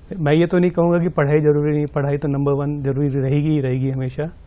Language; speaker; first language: Hindi; native; Hindi